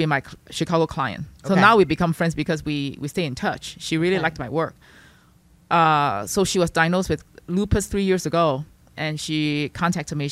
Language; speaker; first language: English; non-native, local second language; Chinese